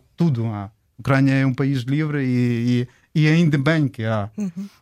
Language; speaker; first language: Portuguese; non-native, fluent; Ukrainian